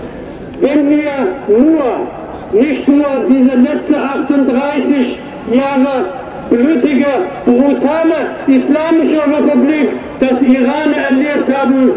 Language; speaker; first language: German; non-native, fluent; Persian